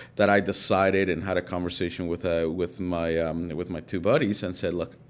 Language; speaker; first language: English; early bilingual, other home language; Spanish